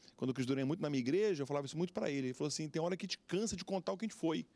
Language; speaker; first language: Portuguese; native; Portuguese